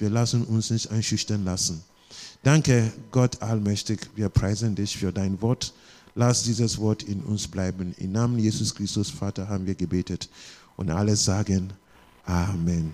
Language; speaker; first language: German; non-native, learner; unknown